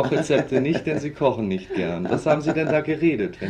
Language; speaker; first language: German; native; German